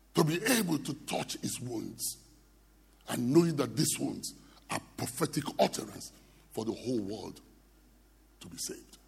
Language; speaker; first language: English; non-native, local second language; Yoruba